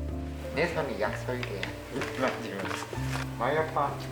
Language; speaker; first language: Korean; native; Korean